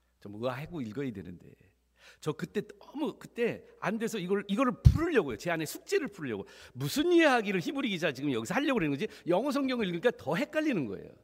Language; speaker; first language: Korean; early bilingual, heritage; Korean